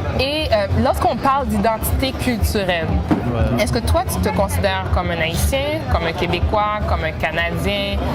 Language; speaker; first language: French; native; French